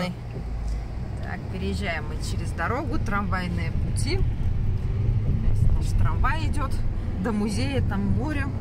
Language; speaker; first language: Russian; native; Russian